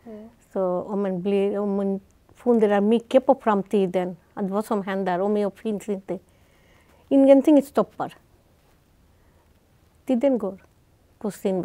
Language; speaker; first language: Swedish; non-native, fluent; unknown